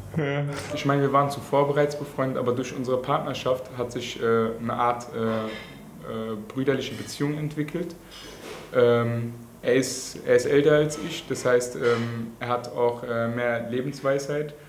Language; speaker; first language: German; native; German